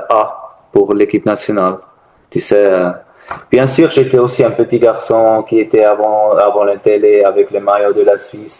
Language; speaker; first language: French; non-native, learner; German